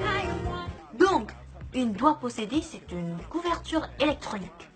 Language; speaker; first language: French; non-native, fluent; Korean